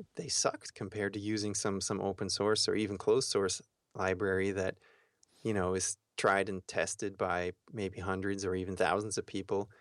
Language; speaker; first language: English; early bilingual, heritage; German